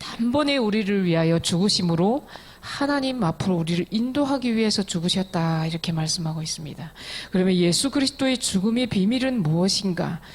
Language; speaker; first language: Korean; native; Korean